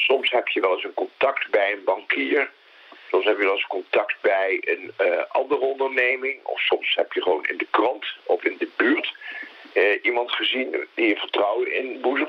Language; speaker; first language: Dutch; native; Dutch